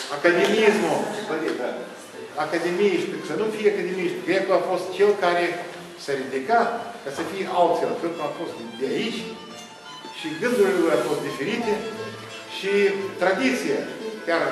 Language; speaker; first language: Romanian; non-native, local second language; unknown